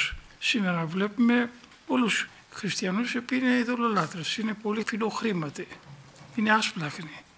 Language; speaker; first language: Greek; native; Greek